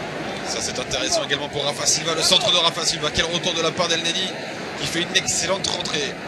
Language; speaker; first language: French; native; French